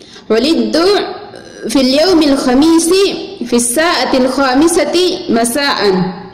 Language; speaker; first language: Arabic; non-native, learner; Maguindanaon